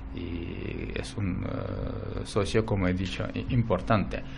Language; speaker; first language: Spanish; non-native, fluent; Russian